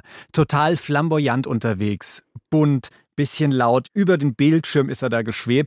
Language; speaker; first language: German; native; German